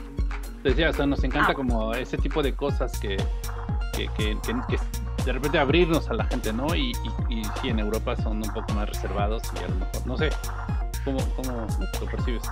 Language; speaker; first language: Spanish; native; Spanish